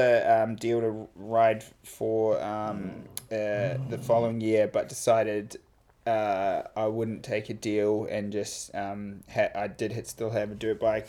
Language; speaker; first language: English; native; English